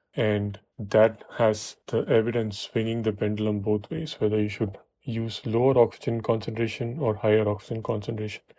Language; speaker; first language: English; non-native, local second language; Tamil